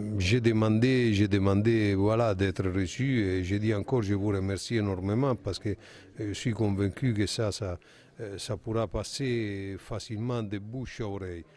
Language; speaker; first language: French; non-native, fluent; Italian